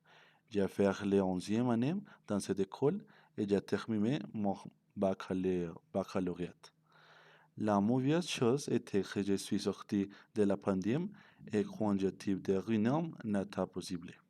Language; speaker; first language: French; non-native, learner; Spanish